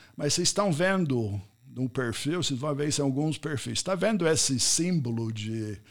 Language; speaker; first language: Portuguese; non-native, fluent; English